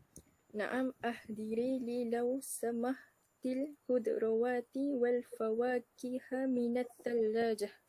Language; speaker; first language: Arabic; non-native, learner; Malay